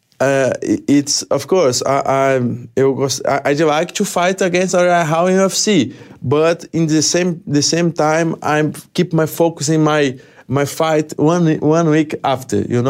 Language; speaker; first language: English; non-native, learner; Portuguese